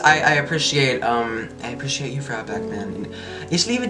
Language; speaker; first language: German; non-native, learner; English